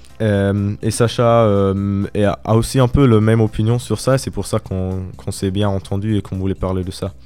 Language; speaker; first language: French; non-native, learner; German